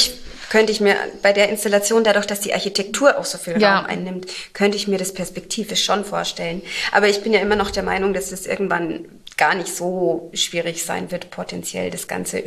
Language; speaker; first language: German; native; German